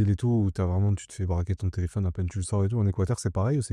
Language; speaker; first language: French; native; French